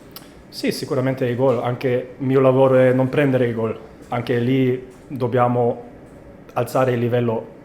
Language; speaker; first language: Italian; non-native, fluent; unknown